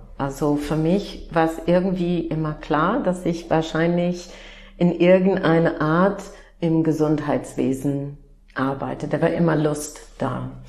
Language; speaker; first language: German; non-native, fluent; English